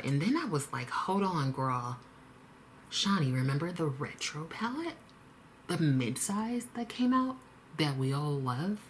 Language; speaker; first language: English; native; English